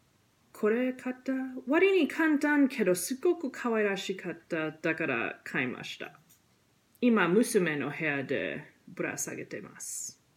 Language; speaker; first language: Japanese; non-native, learner; English